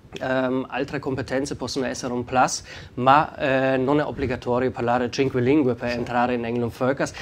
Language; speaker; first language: Italian; non-native, fluent; German